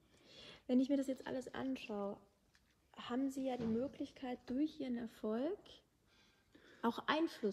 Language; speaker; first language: German; native; German